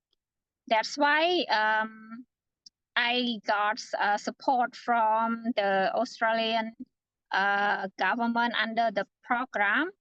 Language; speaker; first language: English; non-native, fluent; Khmer